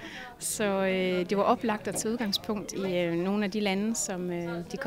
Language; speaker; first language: Danish; native; Danish